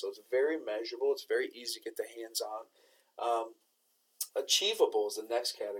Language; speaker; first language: English; native; English